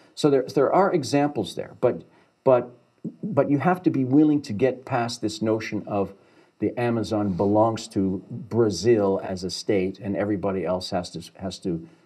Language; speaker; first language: English; native; English